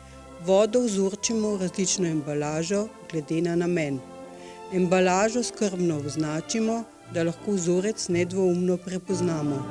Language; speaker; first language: Slovenian; native; Slovenian